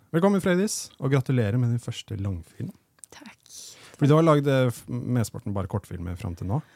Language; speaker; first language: Norwegian; native; Norwegian